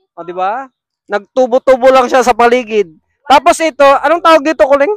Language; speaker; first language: Filipino; non-native, local second language; Iloko